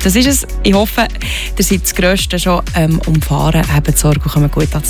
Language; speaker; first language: German; native; German